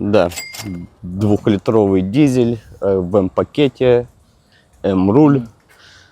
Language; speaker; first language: Russian; native; Russian